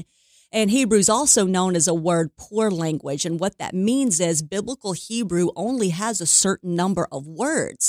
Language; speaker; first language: English; native; English